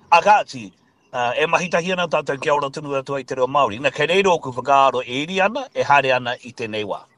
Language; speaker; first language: Māori; non-native, local second language; English